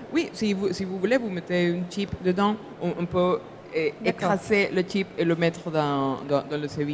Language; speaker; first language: French; non-native, fluent; Spanish